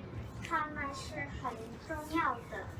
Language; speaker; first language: Chinese; non-native, learner; English